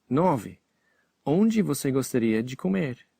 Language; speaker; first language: Portuguese; non-native, fluent; English